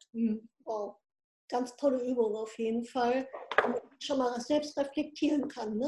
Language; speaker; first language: German; native; German